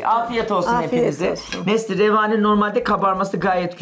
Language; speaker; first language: Turkish; native; Turkish